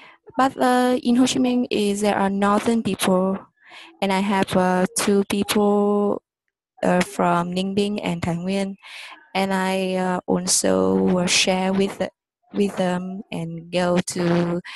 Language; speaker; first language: English; non-native, learner; Vietnamese